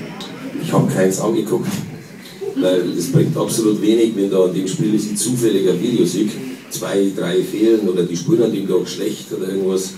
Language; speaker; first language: German; native; German